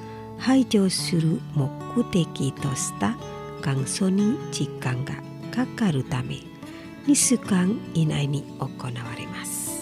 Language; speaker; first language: Japanese; non-native, fluent; Indonesian